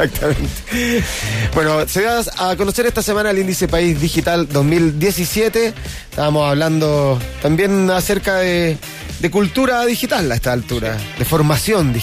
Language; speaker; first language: Spanish; native; Spanish